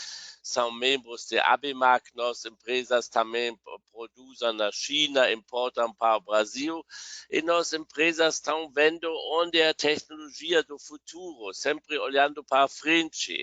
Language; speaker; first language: Portuguese; non-native, fluent; German